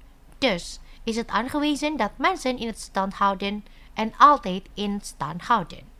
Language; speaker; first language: Dutch; non-native, fluent; Indonesian